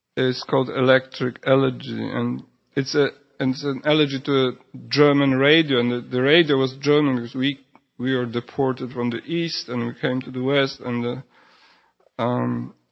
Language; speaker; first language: English; non-native, fluent; Polish